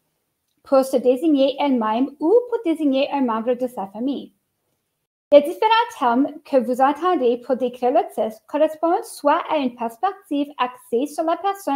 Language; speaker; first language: French; native; French